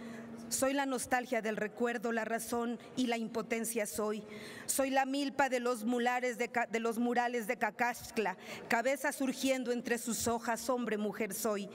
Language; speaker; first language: Spanish; native; Spanish